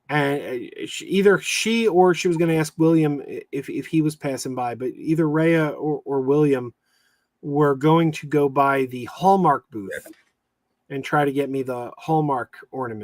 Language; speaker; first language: English; native; English